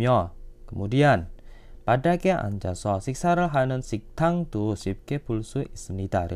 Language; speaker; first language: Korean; non-native, fluent; Indonesian